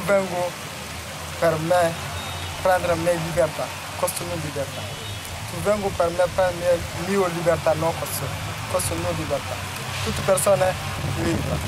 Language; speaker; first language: Italian; non-native, learner; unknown